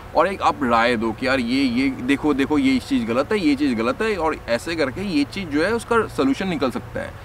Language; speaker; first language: Hindi; native; Hindi